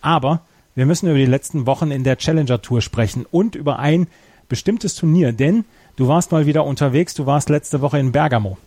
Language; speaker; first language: German; native; German